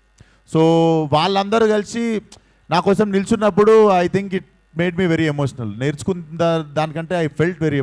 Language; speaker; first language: Telugu; native; Telugu